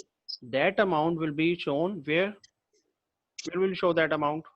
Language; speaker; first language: English; non-native, local second language; Hindi